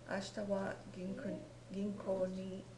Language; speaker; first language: Japanese; non-native, learner; English